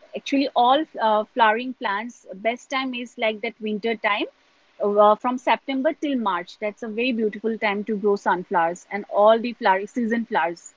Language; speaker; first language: English; non-native, local second language; Assamese